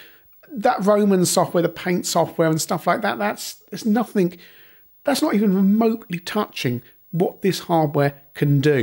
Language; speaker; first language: English; native; English